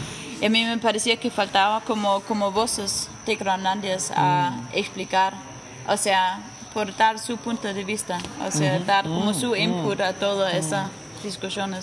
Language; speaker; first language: Spanish; non-native, fluent; Danish